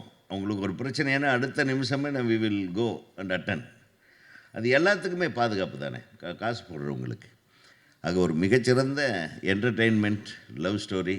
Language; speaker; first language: Tamil; native; Tamil